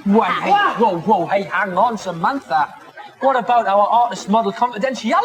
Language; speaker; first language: English; native; English